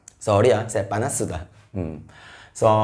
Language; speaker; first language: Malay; non-native, fluent; Korean